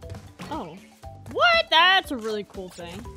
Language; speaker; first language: English; native; English